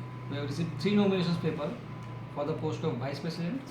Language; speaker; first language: English; non-native, local second language; Bangla